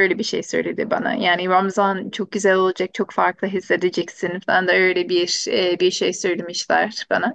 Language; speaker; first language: Turkish; non-native, fluent; English